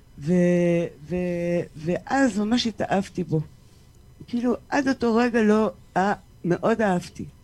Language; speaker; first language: Hebrew; early bilingual, other home language; French